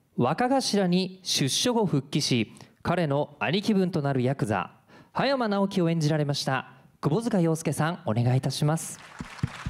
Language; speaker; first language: Japanese; native; Japanese